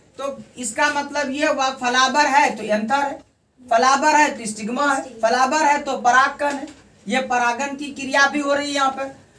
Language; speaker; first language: Hindi; native; Hindi